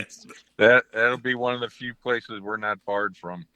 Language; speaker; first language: English; native; English